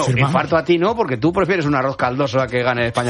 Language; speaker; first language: Spanish; native; Spanish